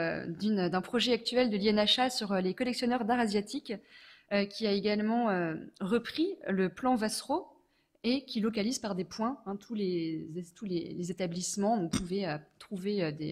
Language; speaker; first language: French; native; French